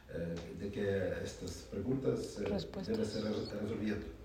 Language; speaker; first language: Spanish; non-native, learner; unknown